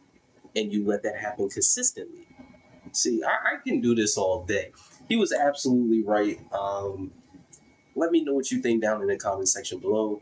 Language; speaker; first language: English; native; English